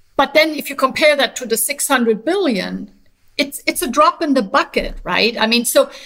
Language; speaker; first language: English; non-native, fluent; German